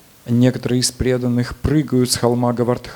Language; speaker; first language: Russian; native; Russian